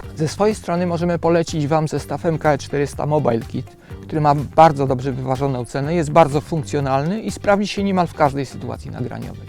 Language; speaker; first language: Polish; native; Polish